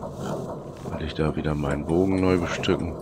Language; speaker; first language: German; native; German